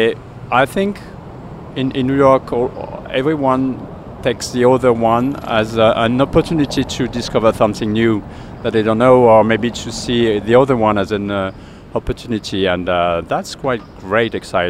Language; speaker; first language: English; non-native, fluent; French